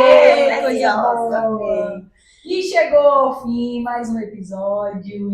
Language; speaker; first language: Portuguese; native; Portuguese